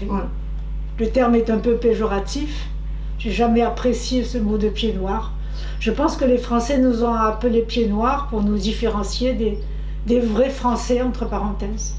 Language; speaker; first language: French; native; French